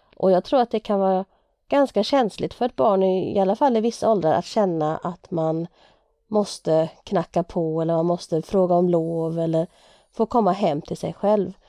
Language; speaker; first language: Swedish; native; Swedish